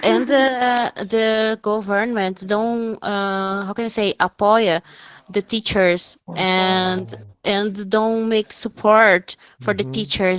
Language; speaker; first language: English; non-native, fluent; Portuguese